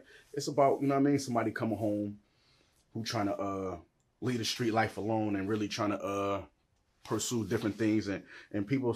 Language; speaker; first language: English; native; English